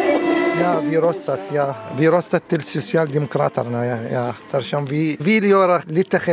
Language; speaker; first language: Swedish; non-native, learner; Arabic